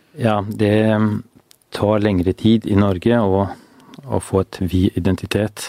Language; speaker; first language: Norwegian; non-native, fluent; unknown